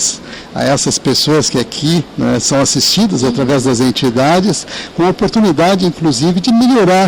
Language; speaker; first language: Portuguese; native; Portuguese